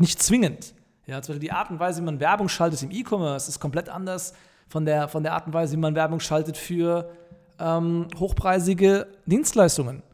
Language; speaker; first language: German; native; German